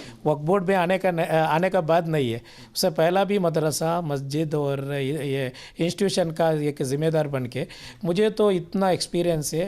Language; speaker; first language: Hindi; non-native, local second language; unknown